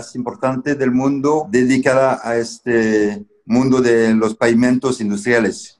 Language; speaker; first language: Spanish; non-native, fluent; French